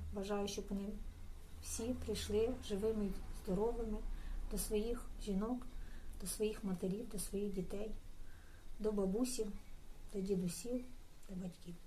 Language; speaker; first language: Ukrainian; non-native, local second language; Russian